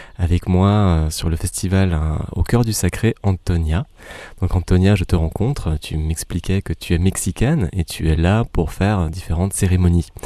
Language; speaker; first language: French; native; French